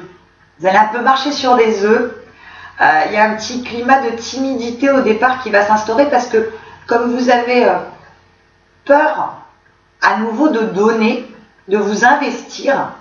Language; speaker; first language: French; native; French